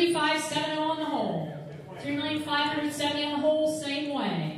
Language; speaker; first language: English; native; English